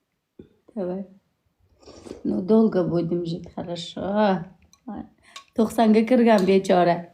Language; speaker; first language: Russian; non-native, learner; Uzbek